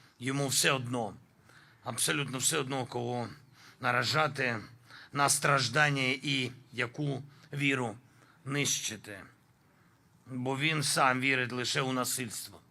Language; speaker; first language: Ukrainian; non-native, local second language; Russian